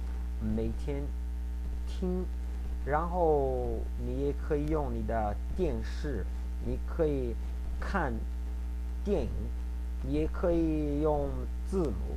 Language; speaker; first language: Chinese; non-native, fluent; Portuguese